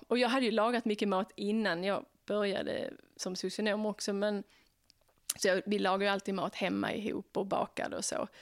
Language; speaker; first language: Swedish; native; Swedish